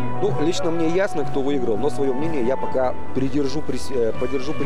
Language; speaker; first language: Russian; native; Russian